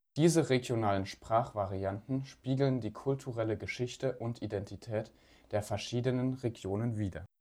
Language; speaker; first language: German; native; German